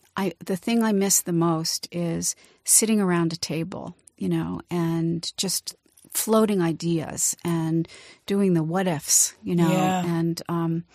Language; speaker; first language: English; native; English